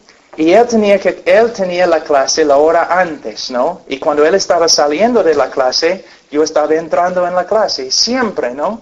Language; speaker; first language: Spanish; non-native, fluent; English